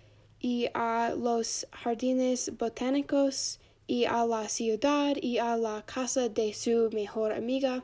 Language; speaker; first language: Spanish; non-native, learner; English